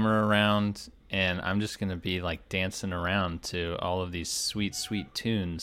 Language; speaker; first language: English; native; English